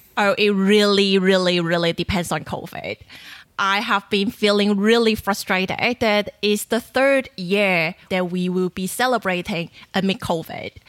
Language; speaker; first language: English; non-native, fluent; Chinese